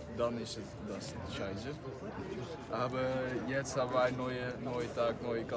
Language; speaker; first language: German; non-native, learner; Dutch